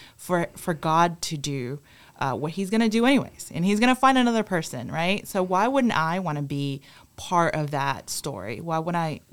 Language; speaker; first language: English; non-native, fluent; Spanish